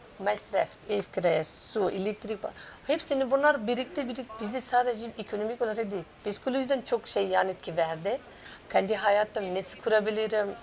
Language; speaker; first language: Turkish; non-native, learner; Persian